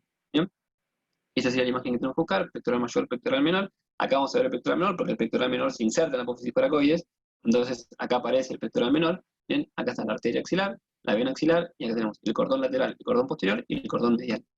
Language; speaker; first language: Spanish; native; Spanish